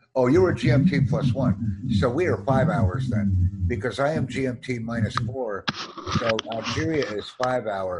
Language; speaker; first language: English; non-native, fluent; Romanian